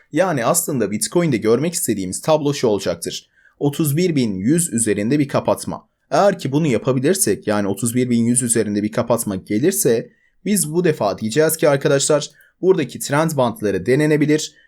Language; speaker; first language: Turkish; native; Turkish